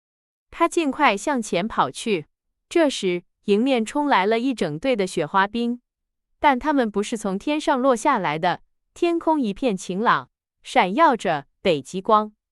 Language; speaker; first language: Chinese; native; Chinese